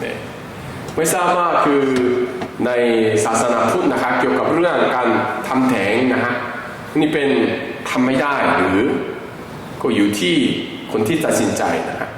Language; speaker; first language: Thai; non-native, fluent; Korean